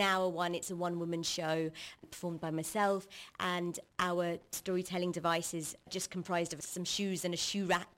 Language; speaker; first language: English; native; English